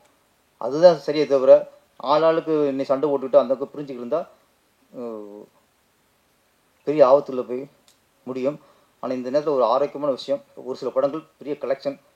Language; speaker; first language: Tamil; native; Tamil